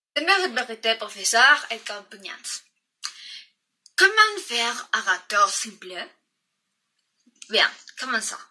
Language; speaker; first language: French; non-native, learner; Spanish